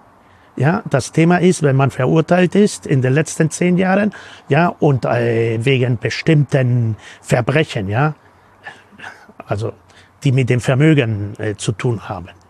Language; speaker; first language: German; non-native, fluent; Spanish